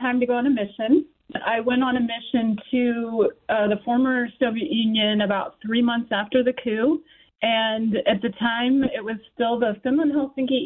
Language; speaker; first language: English; native; English